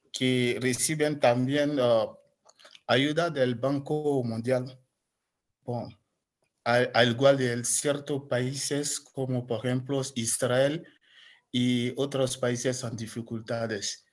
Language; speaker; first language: Spanish; non-native, learner; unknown